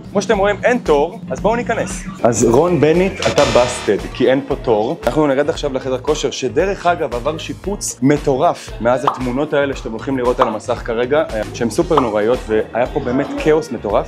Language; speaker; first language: Hebrew; native; Hebrew